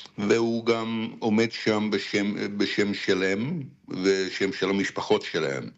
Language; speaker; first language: Hebrew; non-native, fluent; Dutch